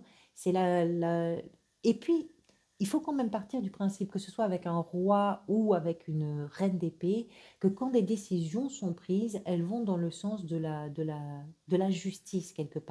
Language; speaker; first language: French; native; French